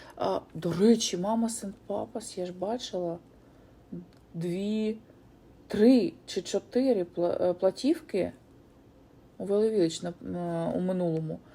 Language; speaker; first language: Ukrainian; non-native, local second language; Russian